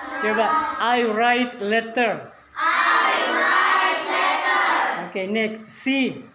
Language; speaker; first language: English; non-native, learner; Indonesian